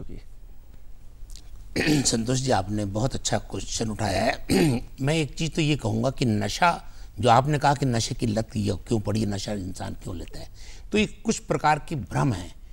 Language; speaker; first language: Hindi; native; Hindi